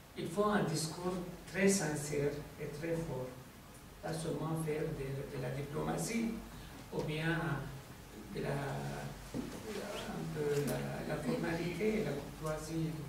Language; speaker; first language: French; non-native, fluent; Arabic